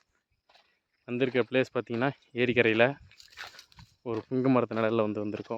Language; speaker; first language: Tamil; native; Tamil